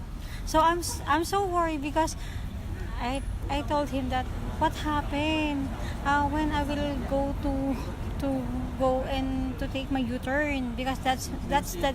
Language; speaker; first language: English; non-native, learner; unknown